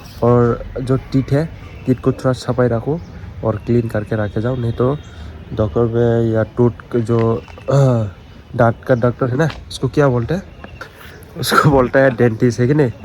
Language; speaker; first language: Hindi; non-native, local second language; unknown